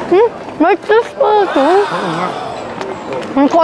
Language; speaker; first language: Filipino; native; Filipino